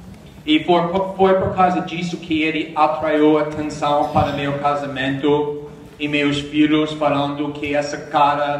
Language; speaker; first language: Portuguese; non-native, fluent; English